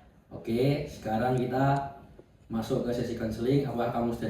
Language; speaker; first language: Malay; non-native, fluent; Indonesian